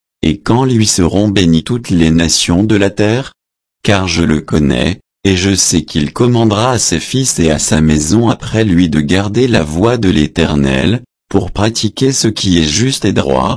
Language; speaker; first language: French; native; French